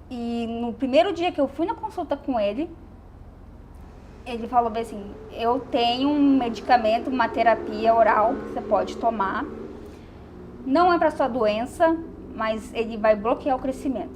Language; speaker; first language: Portuguese; native; Portuguese